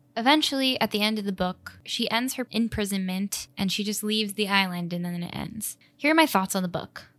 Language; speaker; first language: English; native; English